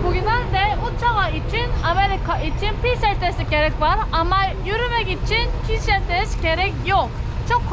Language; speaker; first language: Turkish; non-native, learner; Korean